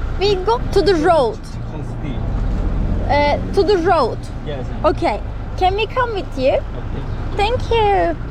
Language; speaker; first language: English; non-native, learner; Turkish